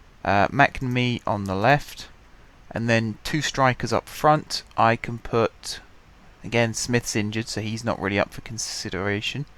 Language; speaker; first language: English; native; English